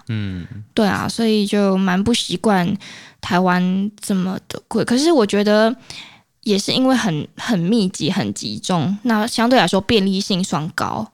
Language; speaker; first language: Chinese; native; Chinese